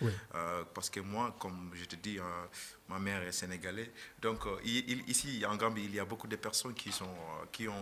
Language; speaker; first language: French; non-native, fluent; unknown